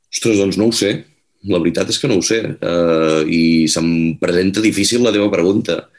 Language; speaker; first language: Catalan; native; Catalan